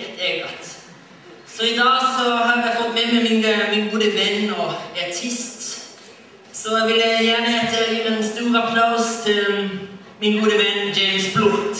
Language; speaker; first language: Danish; non-native, learner; Norwegian